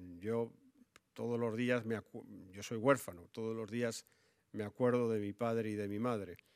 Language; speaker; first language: Spanish; native; Spanish